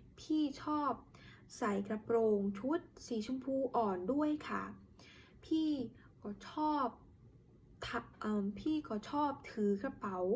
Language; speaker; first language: Thai; non-native, learner; Khmer